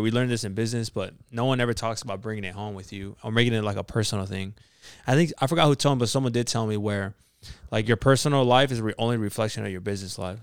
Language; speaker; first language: English; early bilingual, other home language; Spanish